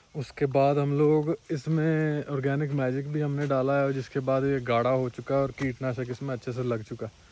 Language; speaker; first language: Hindi; non-native, local second language; Punjabi